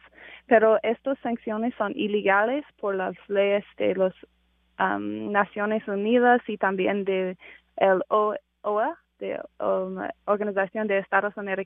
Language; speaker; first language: Spanish; non-native, fluent; English